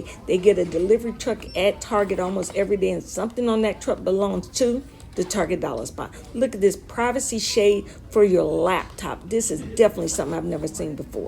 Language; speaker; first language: English; native; English